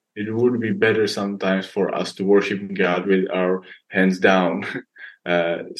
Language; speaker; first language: English; non-native, fluent; Czech